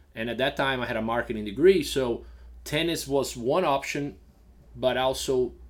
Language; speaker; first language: English; non-native, fluent; Portuguese